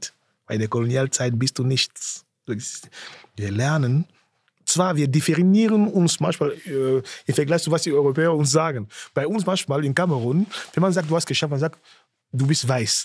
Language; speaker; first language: German; non-native, fluent; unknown